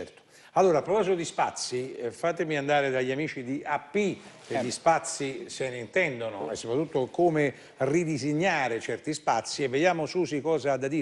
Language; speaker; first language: Italian; native; Italian